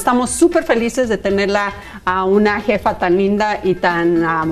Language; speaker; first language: Spanish; native; Spanish